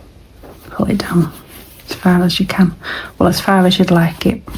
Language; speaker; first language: English; native; English